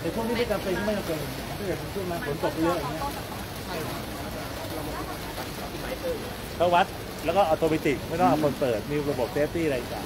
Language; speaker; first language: Thai; native; Thai